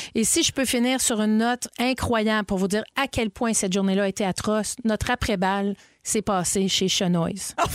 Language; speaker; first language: French; native; French